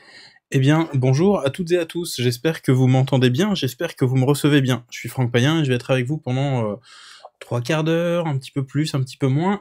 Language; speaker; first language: French; native; French